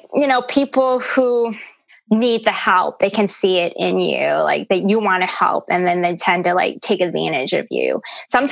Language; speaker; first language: English; early bilingual, other home language; Cantonese